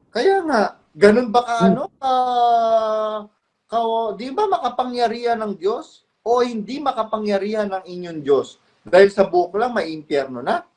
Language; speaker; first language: Filipino; non-native, local second language; Pampanga